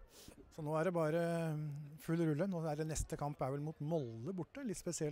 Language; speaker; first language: Norwegian; native; Norwegian